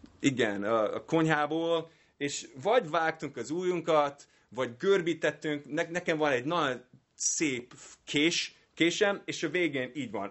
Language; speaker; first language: Hungarian; non-native, fluent; English